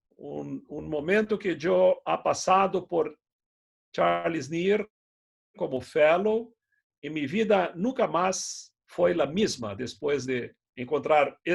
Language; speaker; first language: Spanish; non-native, fluent; Portuguese